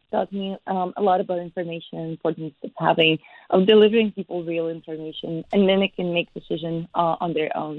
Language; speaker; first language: English; non-native, fluent; Russian